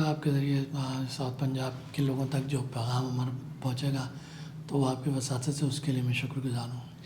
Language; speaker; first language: Urdu; native; Urdu